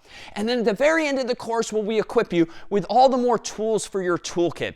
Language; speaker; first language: English; native; English